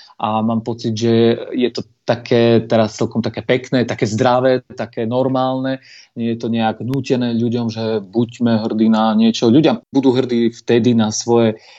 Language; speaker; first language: Slovak; non-native, local second language; Rusyn